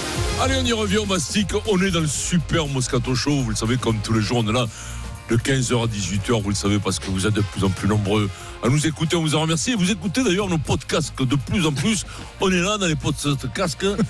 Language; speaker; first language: French; native; French